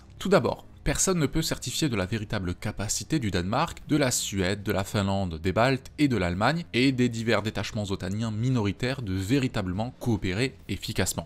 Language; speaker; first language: French; native; French